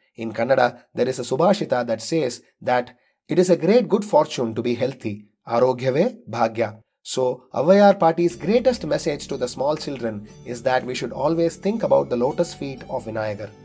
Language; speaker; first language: English; non-native, local second language; Tamil